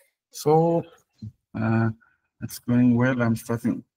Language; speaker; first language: English; non-native, fluent; Amharic